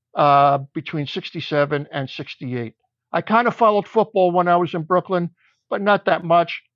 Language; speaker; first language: English; native; English